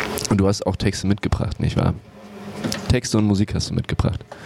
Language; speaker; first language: German; native; German